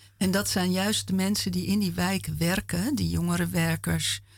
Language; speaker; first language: Dutch; native; Dutch